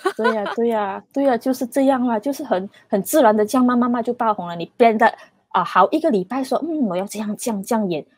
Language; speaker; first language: Chinese; non-native, local second language; Cantonese